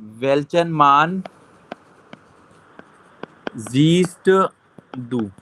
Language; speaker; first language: German; non-native, fluent; Hindi